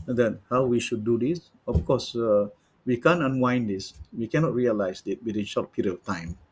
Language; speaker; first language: English; non-native, local second language; Malay